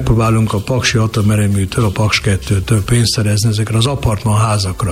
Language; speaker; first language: Hungarian; native; Hungarian